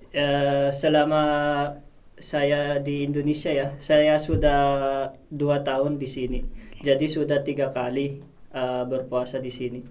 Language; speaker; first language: Indonesian; non-native, learner; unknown